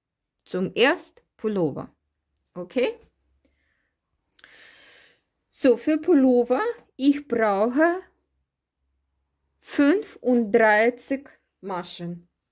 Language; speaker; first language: German; non-native, learner; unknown